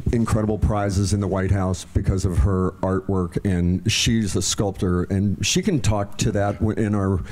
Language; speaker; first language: English; native; English